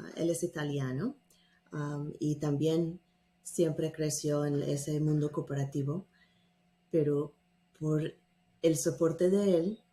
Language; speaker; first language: Spanish; non-native, fluent; English